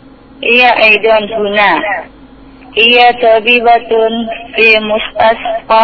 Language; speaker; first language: Arabic; non-native, learner; Indonesian